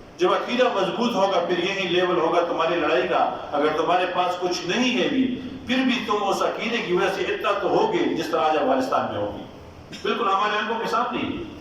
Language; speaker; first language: Urdu; non-native, local second language; Pashto